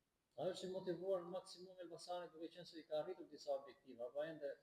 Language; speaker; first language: Albanian; native; Albanian